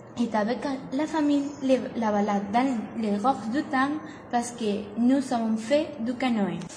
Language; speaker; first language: French; non-native, learner; Catalan